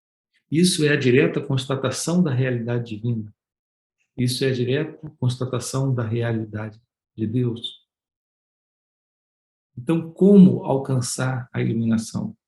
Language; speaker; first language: Portuguese; native; Portuguese